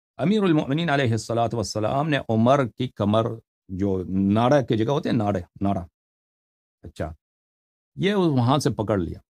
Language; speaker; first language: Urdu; non-native, fluent; Persian